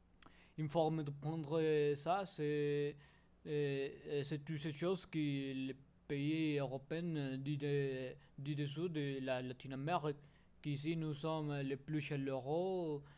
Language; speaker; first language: French; non-native, learner; Spanish